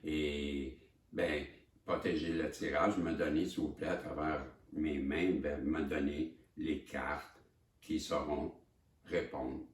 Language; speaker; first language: French; native; French